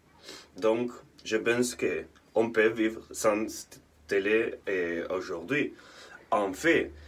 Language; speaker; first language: French; non-native, learner; Spanish